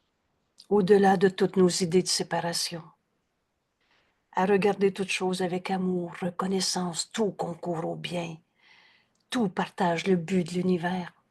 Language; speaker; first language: French; native; French